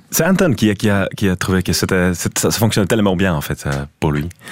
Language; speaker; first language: French; non-native, fluent; Dutch